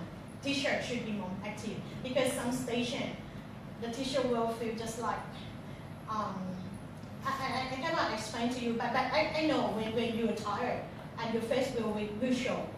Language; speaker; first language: English; non-native, fluent; Thai